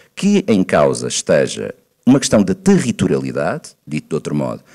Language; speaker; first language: Portuguese; native; Portuguese